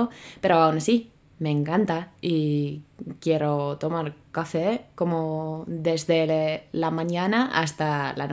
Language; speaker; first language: Spanish; non-native, fluent; Finnish